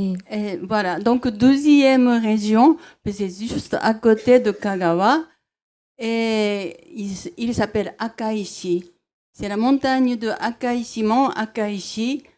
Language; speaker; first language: French; non-native, fluent; Japanese